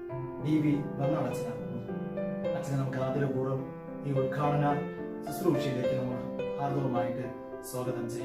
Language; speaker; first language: Malayalam; native; Malayalam